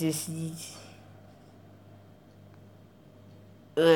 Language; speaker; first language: Russian; non-native, learner; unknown